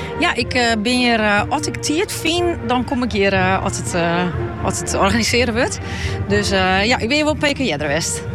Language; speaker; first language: Dutch; native; Dutch